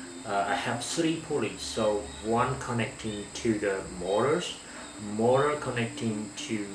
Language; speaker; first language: English; non-native, learner; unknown